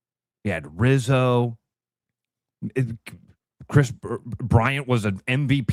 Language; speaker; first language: English; native; English